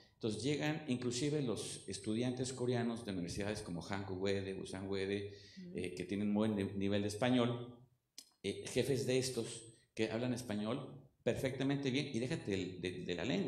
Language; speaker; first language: Spanish; native; Spanish